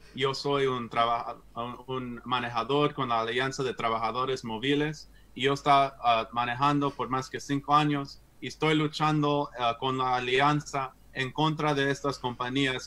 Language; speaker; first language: Spanish; non-native, fluent; English